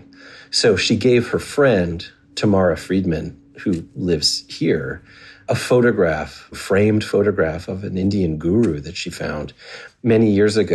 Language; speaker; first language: English; native; English